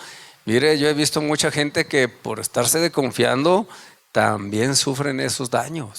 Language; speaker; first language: Spanish; native; Spanish